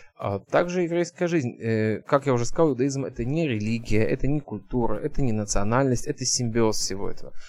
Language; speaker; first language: Russian; early bilingual, heritage; Russian